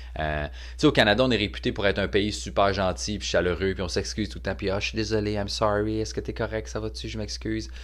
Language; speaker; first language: French; native; French